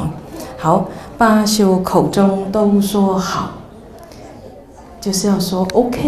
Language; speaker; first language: Chinese; native; Chinese